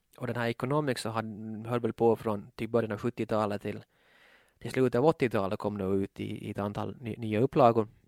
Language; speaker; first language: Swedish; native; Swedish